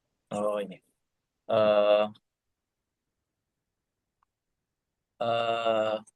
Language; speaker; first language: German; non-native, learner; Indonesian